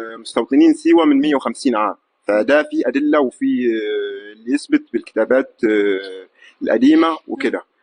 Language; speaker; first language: Egyptian Arabic; non-native, local second language; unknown